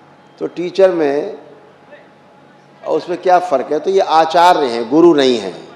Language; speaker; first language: Hindi; native; Hindi